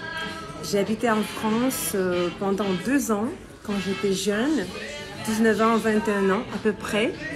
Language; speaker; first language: French; non-native, fluent; Russian